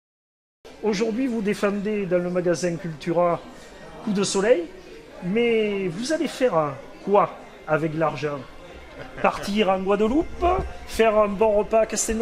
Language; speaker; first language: French; native; French